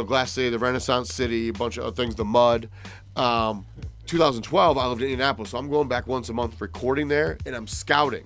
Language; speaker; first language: English; native; English